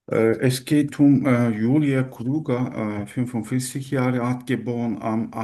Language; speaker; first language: German; non-native, learner; Turkish